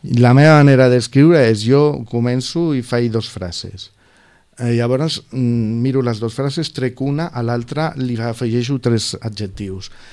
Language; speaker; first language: Catalan; non-native, local second language; Spanish